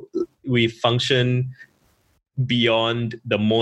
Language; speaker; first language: English; native; English